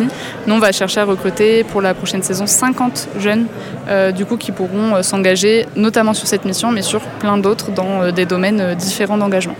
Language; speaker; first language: French; native; French